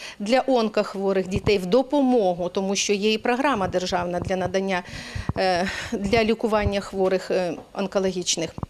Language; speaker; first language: Ukrainian; native; Ukrainian